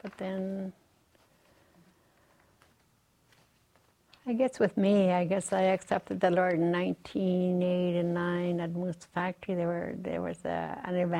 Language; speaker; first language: English; non-native, fluent; Cree